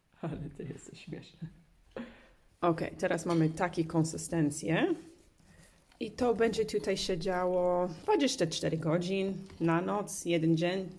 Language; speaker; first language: Polish; non-native, learner; English